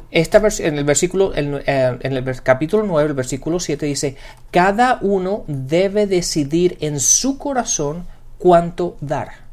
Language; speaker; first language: Spanish; early bilingual, heritage; Spanish